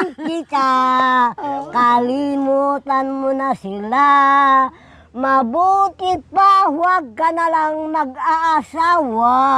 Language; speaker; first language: Filipino; native; Filipino